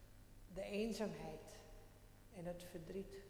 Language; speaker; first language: Dutch; non-native, local second language; Western Frisian